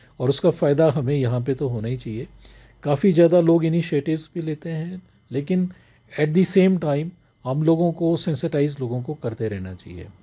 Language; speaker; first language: Hindi; native; Hindi